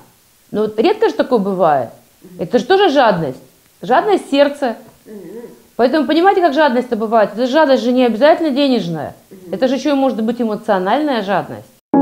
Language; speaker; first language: Russian; native; Russian